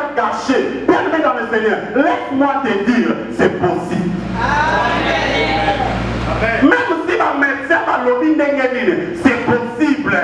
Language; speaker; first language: French; non-native, local second language; Lingala